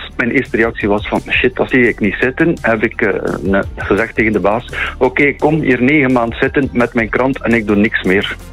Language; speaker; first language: Dutch; native; Dutch